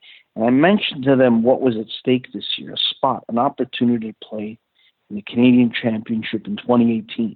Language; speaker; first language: English; native; English